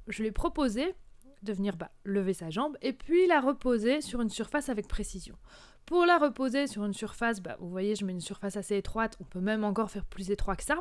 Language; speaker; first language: French; native; French